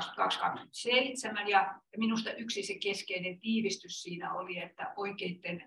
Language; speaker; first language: Finnish; native; Finnish